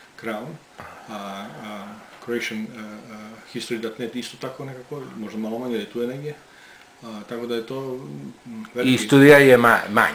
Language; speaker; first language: Croatian; native; Croatian